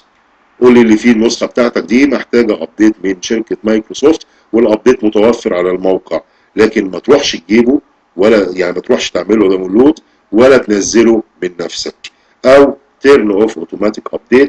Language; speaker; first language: Arabic; native; Arabic